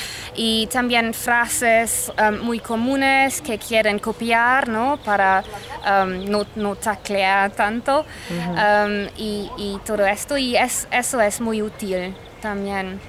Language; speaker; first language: Spanish; non-native, fluent; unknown